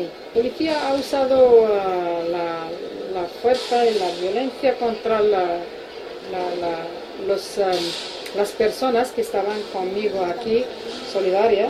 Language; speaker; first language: Spanish; non-native, fluent; Arabic